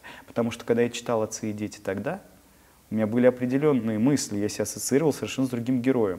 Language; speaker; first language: Russian; native; Russian